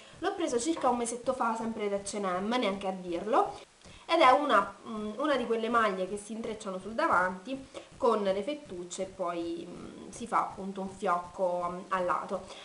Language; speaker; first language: Italian; native; Italian